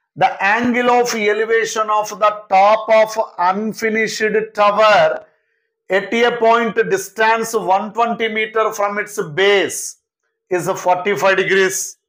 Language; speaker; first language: English; non-native, local second language; Telugu